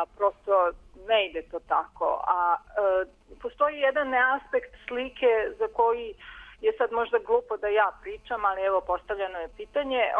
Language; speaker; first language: Serbian; native; Serbian